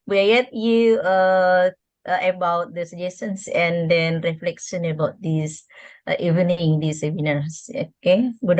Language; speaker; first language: English; non-native, learner; Indonesian